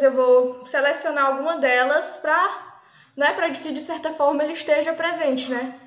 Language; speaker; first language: Portuguese; native; Portuguese